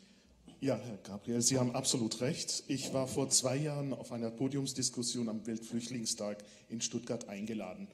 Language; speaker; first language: German; non-native, fluent; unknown